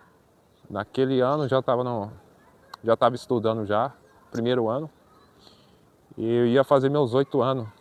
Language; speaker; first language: Portuguese; native; Portuguese